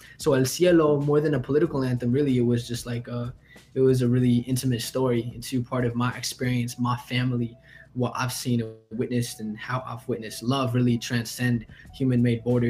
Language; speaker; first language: English; native; English